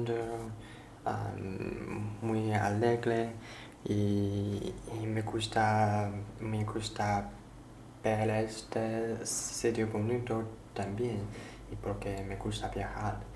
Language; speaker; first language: Spanish; non-native, learner; Chinese